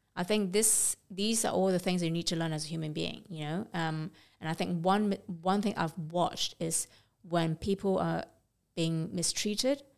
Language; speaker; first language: English; non-native, local second language; Cantonese